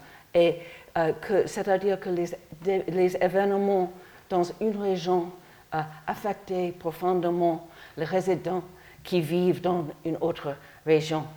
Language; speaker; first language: French; non-native, learner; English